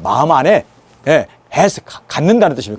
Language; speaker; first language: Korean; native; Korean